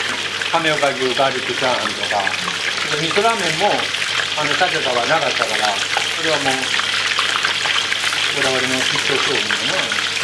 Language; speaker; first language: Japanese; native; Japanese